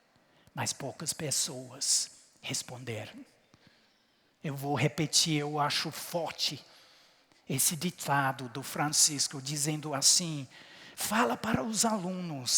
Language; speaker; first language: Portuguese; non-native, fluent; English